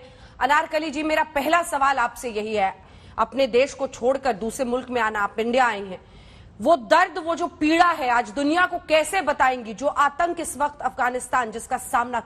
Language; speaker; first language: Hindi; native; Hindi